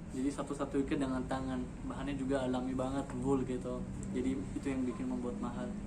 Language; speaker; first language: Indonesian; non-native, fluent; Urdu